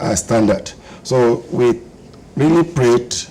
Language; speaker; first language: English; non-native, local second language; Yoruba